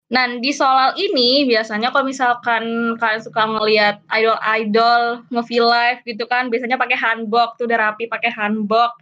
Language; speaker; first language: Indonesian; native; Indonesian